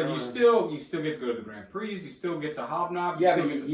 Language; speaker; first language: English; native; English